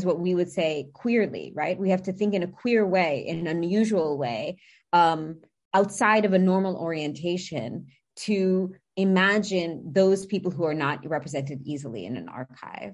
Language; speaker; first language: English; native; English